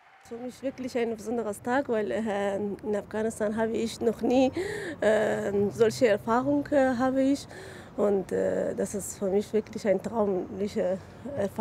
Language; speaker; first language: German; non-native, learner; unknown